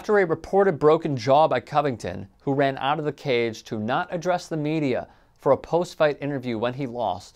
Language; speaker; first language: English; native; English